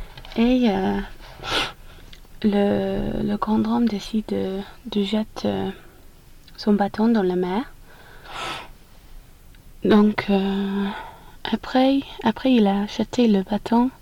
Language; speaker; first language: French; non-native, learner; English